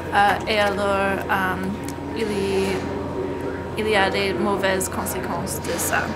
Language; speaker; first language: French; non-native, learner; English